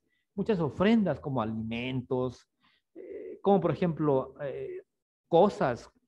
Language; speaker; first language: Spanish; native; Spanish